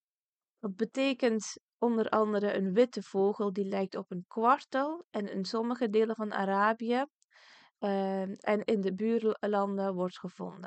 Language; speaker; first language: Dutch; early bilingual, other home language; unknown